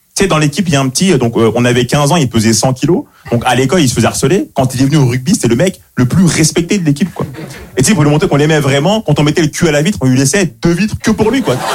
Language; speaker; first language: French; native; French